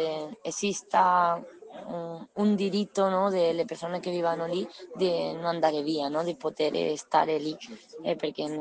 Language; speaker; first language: Italian; non-native, learner; Spanish